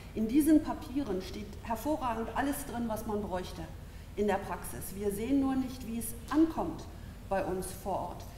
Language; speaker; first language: German; native; German